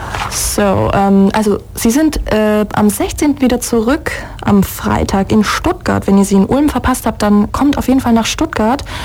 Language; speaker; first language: German; native; German